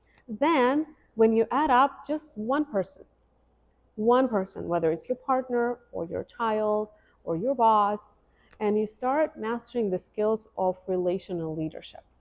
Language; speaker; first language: English; non-native, fluent; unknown